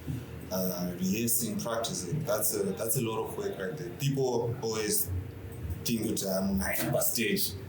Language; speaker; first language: English; non-native, local second language; Shona